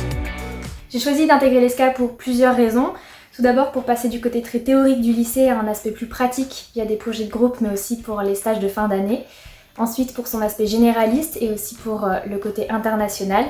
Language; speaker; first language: French; native; French